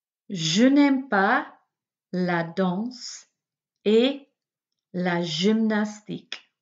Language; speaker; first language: French; non-native, fluent; English